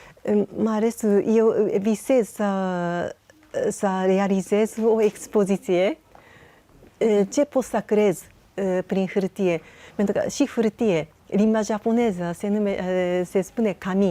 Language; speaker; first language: Romanian; non-native, learner; Japanese